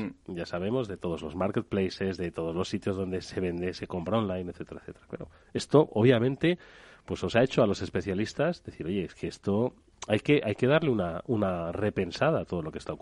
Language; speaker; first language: Spanish; native; Spanish